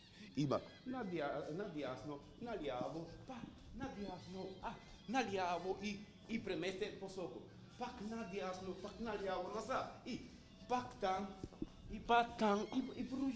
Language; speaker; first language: Bulgarian; non-native, learner; Spanish